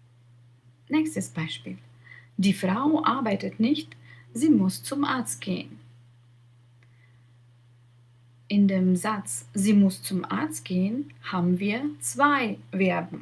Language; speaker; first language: German; non-native, fluent; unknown